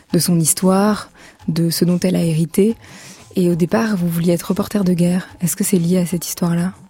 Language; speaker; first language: French; native; French